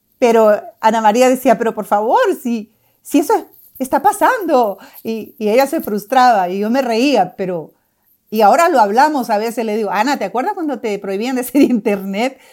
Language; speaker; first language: Spanish; native; Spanish